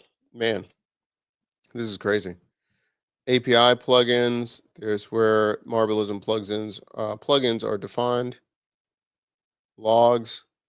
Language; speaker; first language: English; native; English